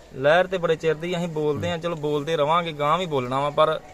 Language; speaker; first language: Punjabi; native; Punjabi